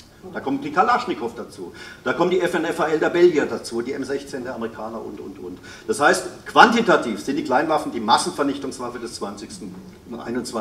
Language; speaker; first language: German; native; German